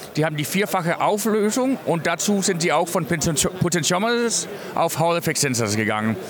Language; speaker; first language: German; non-native, fluent; English